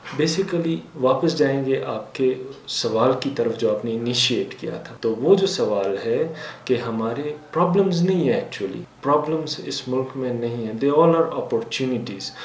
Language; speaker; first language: Urdu; non-native, local second language; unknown